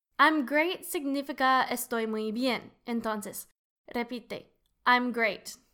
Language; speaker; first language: Spanish; non-native, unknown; English